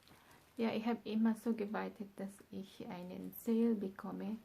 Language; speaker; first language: German; non-native, learner; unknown